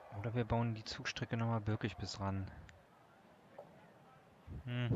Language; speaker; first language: German; native; German